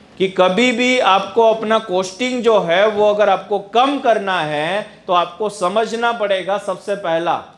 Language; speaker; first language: Hindi; non-native, local second language; Gujarati